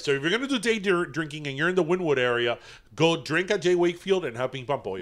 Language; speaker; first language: English; early bilingual, other home language; Spanish